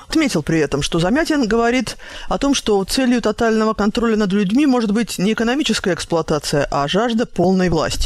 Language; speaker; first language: Russian; native; Russian